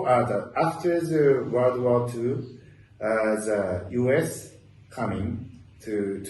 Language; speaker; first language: English; non-native, learner; Japanese